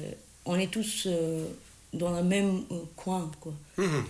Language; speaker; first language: French; non-native, learner; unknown